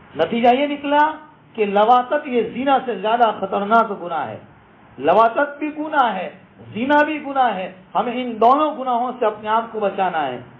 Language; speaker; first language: Urdu; non-native, local second language; Gujarati